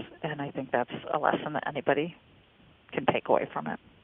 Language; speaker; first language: English; native; English